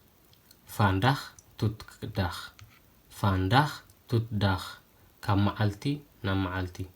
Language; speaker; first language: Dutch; non-native, fluent; Tigrinya